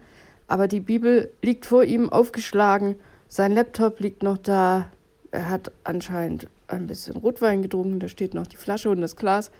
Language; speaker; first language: German; native; German